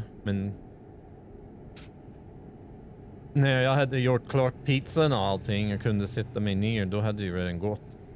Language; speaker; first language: Swedish; non-native, fluent; English